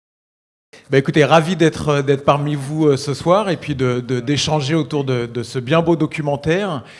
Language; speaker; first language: French; native; French